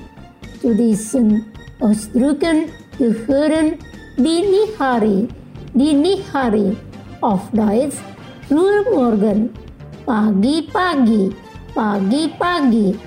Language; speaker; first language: German; non-native, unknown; Indonesian